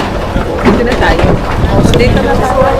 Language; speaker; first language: Filipino; native; Filipino